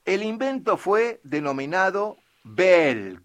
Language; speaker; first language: Spanish; native; Spanish